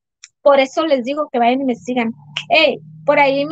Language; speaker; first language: Spanish; native; Spanish